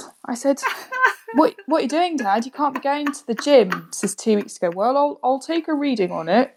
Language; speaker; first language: English; native; English